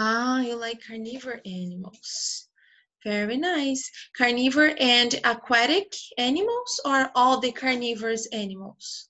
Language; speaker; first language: English; non-native, fluent; Portuguese